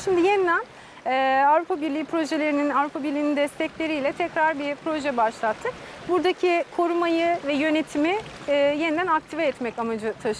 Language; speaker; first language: Turkish; native; Turkish